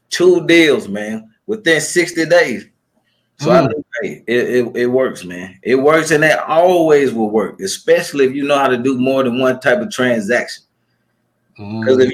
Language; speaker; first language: English; native; English